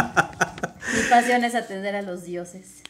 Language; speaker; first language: Spanish; native; Spanish